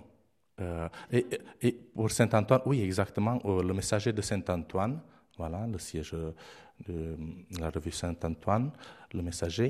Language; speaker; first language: French; non-native, fluent; Romanian